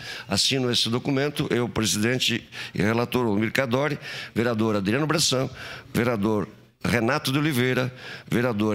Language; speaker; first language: Portuguese; native; Portuguese